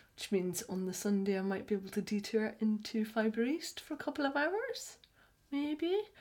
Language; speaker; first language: English; native; English